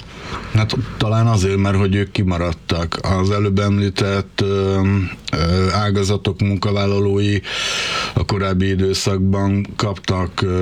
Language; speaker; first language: Hungarian; native; Hungarian